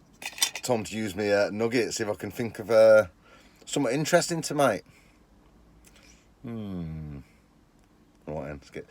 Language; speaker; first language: English; native; English